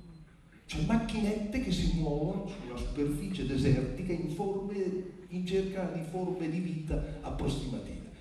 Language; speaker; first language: Italian; native; Italian